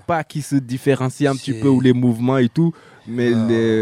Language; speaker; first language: French; native; French